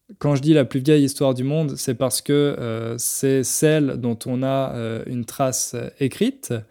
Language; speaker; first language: French; native; French